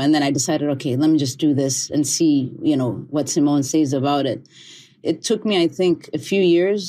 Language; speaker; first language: English; native; English